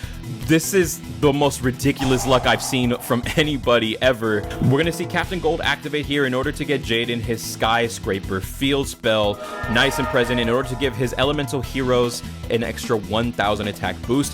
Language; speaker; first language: English; native; English